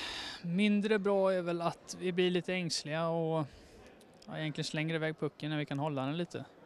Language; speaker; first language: Swedish; native; Swedish